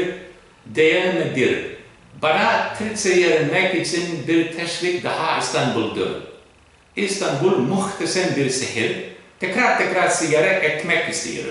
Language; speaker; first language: Turkish; non-native, learner; Greek